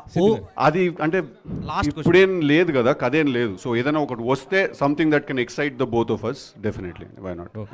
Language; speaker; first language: Telugu; native; Telugu